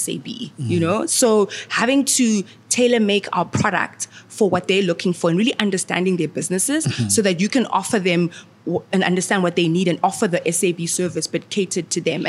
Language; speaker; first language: English; non-native, local second language; Shona